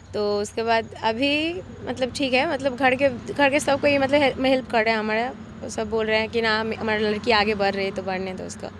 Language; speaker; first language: Hindi; non-native, local second language; Bangla